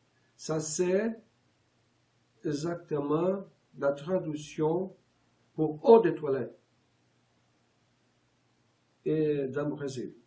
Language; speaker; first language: French; non-native, learner; Portuguese